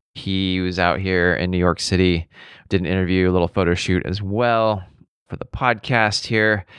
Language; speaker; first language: English; native; English